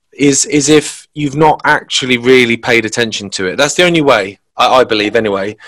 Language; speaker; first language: English; native; English